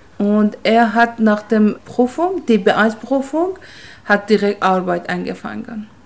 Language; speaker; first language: German; non-native, fluent; Persian